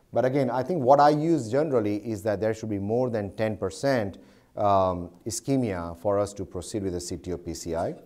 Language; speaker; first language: English; non-native, local second language; Gujarati